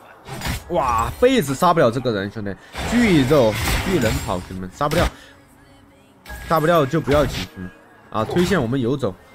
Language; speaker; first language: Chinese; native; Chinese